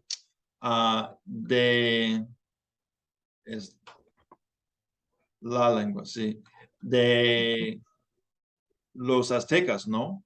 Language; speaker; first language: Spanish; non-native, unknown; English